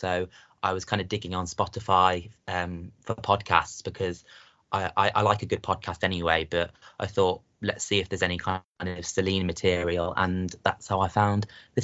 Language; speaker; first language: English; native; English